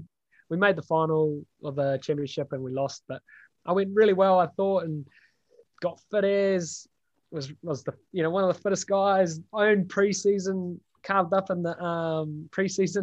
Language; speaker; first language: English; native; English